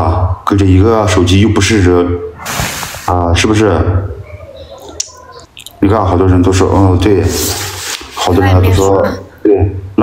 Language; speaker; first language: Chinese; non-native, local second language; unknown